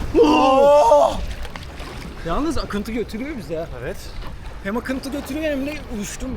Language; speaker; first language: Turkish; native; Turkish